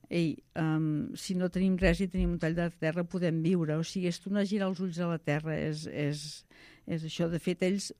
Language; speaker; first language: Catalan; native; Catalan